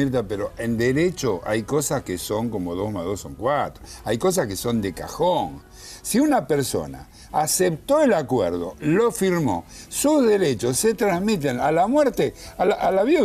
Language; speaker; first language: Spanish; native; Spanish